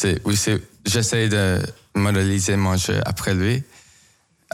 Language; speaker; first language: French; non-native, local second language; English